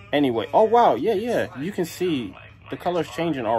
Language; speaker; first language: English; native; English